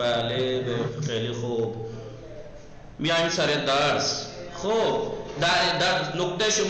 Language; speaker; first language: Persian; non-native, fluent; Urdu